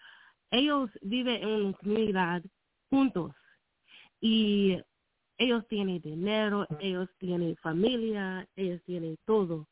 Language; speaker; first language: Spanish; non-native, learner; English